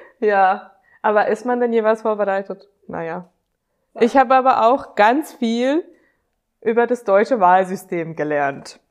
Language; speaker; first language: German; non-native, fluent; Hungarian